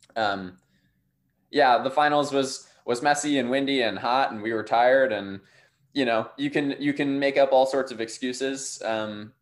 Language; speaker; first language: English; native; English